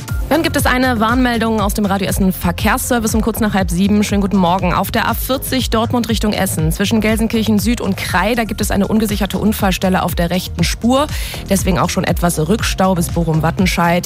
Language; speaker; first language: German; native; German